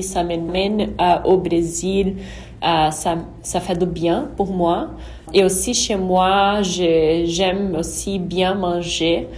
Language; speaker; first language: French; non-native, fluent; Portuguese